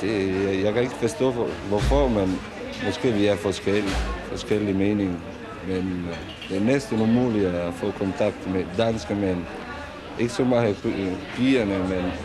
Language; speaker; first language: Danish; non-native, learner; Italian